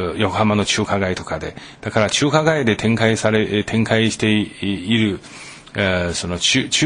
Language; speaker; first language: Japanese; non-native, fluent; Chinese